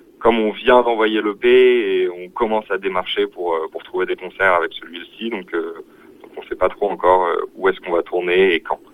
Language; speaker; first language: French; native; French